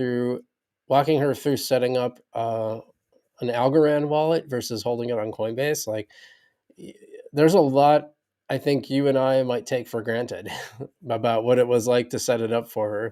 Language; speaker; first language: English; native; English